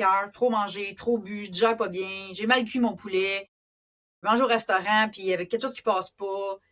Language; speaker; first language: French; native; French